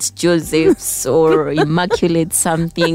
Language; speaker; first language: English; non-native, local second language; Ganda